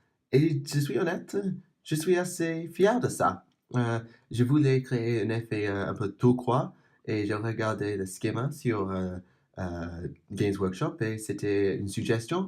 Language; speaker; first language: French; non-native, learner; English